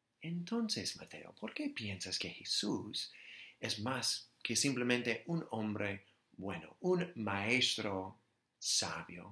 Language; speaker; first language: Spanish; non-native, fluent; English